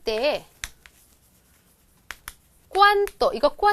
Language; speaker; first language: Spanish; non-native, fluent; Korean